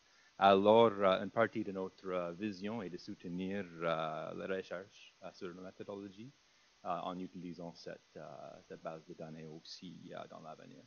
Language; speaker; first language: French; non-native, fluent; English